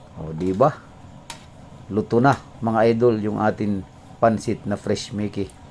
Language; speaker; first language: Filipino; non-native, local second language; Cebuano